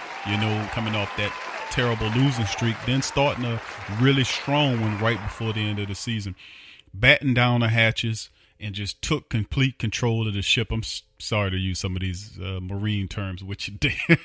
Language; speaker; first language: English; native; English